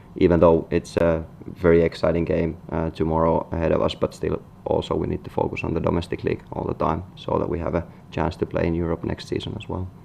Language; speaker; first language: English; non-native, fluent; Finnish